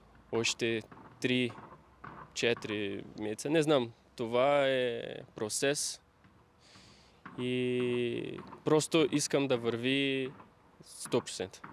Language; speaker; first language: Bulgarian; non-native, learner; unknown